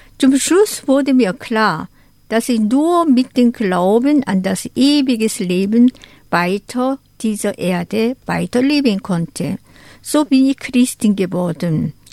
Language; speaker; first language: German; non-native, fluent; Korean